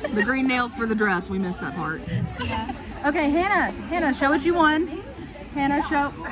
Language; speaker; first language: English; native; English